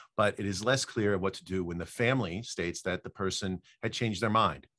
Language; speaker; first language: English; native; English